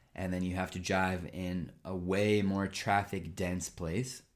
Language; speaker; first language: English; native; English